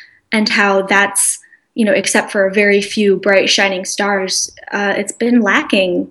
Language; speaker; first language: English; native; English